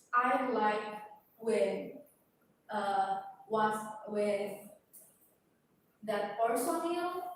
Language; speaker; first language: English; non-native, learner; Indonesian